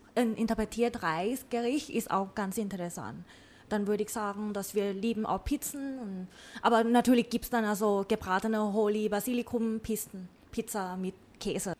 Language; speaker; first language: German; non-native, learner; Thai